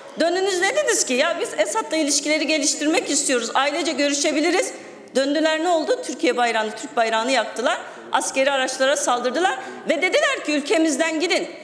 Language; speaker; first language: Turkish; non-native, local second language; Kurdish